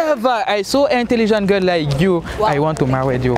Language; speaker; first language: English; non-native, learner; French